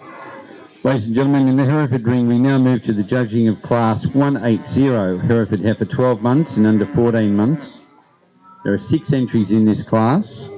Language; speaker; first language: English; native; English